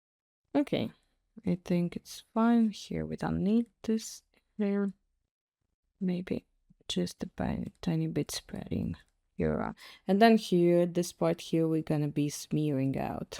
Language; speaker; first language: English; non-native, fluent; Russian